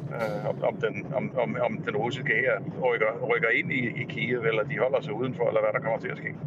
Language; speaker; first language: Danish; native; Danish